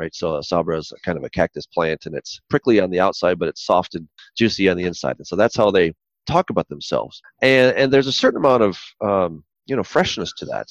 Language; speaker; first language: English; native; English